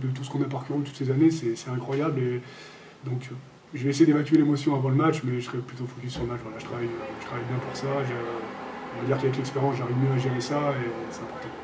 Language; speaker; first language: French; native; French